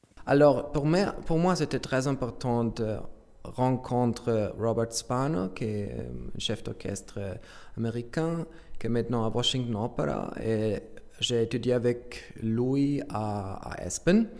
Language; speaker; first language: French; non-native, fluent; German